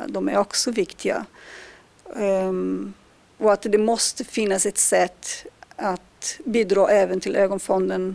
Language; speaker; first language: Swedish; non-native, fluent; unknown